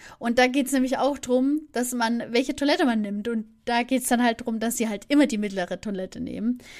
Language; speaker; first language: German; native; German